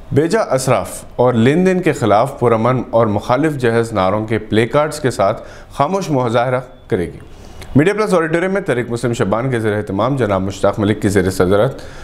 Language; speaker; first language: Urdu; native; Urdu